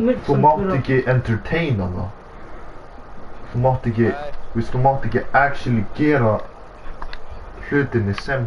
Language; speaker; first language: Icelandic; early bilingual, heritage; Icelandic